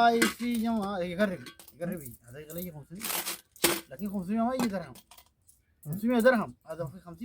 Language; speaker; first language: Arabic; non-native, learner; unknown